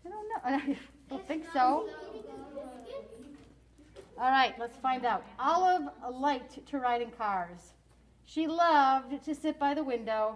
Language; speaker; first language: English; native; English